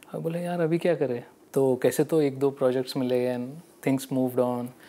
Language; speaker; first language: Hindi; non-native, local second language; Marathi